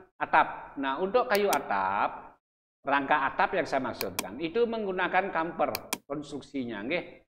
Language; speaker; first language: Indonesian; non-native, local second language; Balinese